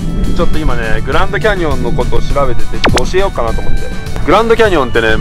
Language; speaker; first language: Japanese; native; Japanese